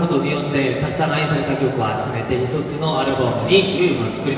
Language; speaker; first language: Japanese; non-native, learner; Korean